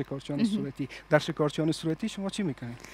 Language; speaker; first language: Persian; native; Persian